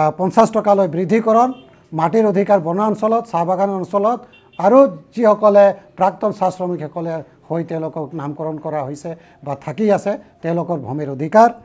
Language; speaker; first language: Assamese; non-native, local second language; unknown